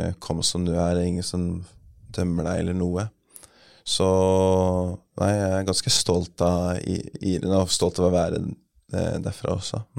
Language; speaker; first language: Norwegian; early bilingual, other home language; English